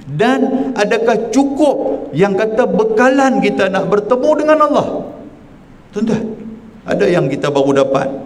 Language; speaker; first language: Malay; native; Malay